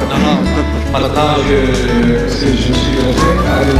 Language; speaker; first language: French; non-native, learner; Italian